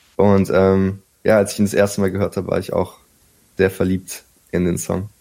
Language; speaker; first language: German; native; German